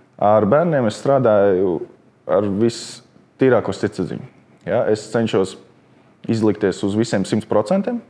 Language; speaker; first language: Latvian; native; Latvian